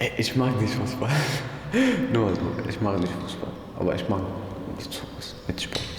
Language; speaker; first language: German; non-native, learner; Arabic